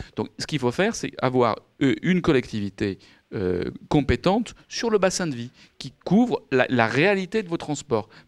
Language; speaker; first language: French; native; French